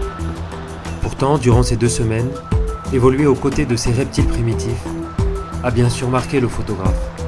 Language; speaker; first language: French; native; French